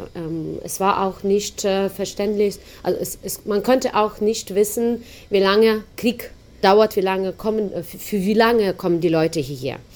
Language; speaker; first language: German; non-native, fluent; Ukrainian